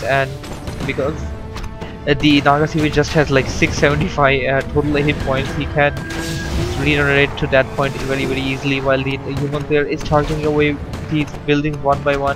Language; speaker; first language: English; non-native, fluent; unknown